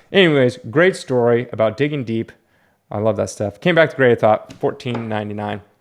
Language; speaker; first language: English; native; English